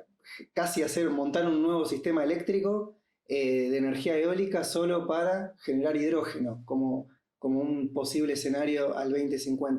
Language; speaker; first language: Spanish; native; Spanish